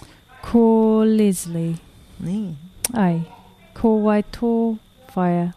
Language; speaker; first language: Māori; non-native, local second language; English